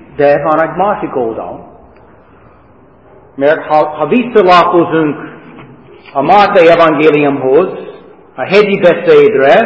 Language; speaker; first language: Hungarian; non-native, fluent; English